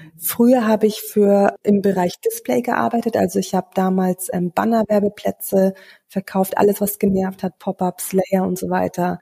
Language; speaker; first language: German; early bilingual, other home language; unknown